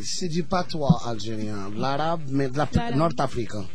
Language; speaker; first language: French; non-native, local second language; Arabic